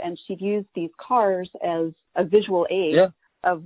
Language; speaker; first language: English; native; English